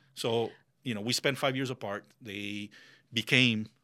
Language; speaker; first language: English; early bilingual, other home language; Spanish